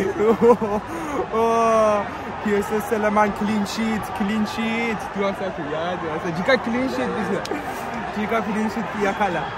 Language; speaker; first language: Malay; non-native, learner; English